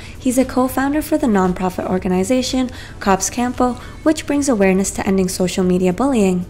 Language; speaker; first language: English; native; English